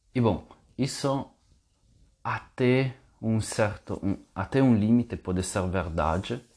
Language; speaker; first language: Portuguese; non-native, fluent; Italian